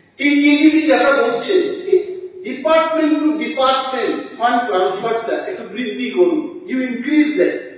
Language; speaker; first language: Bangla; non-native, local second language; Kok Borok